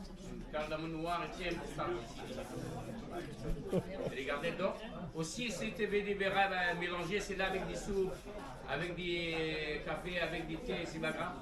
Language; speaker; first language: French; non-native, learner; Arabic